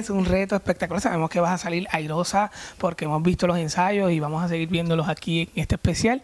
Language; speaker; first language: Spanish; native; Spanish